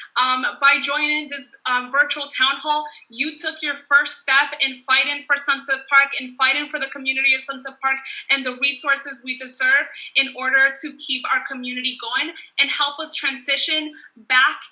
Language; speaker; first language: English; native; English